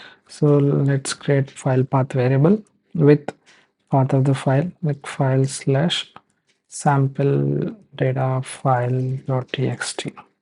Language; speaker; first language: English; non-native, local second language; Telugu